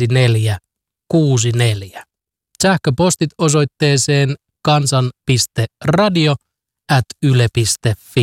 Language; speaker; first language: Finnish; native; Finnish